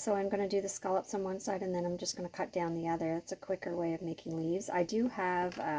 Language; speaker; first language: English; native; English